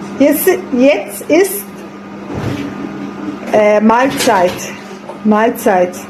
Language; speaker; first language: German; early bilingual, other home language; Turkish